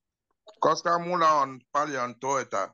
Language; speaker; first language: Finnish; non-native, learner; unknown